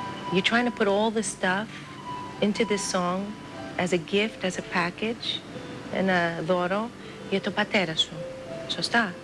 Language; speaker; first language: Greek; early bilingual, heritage; English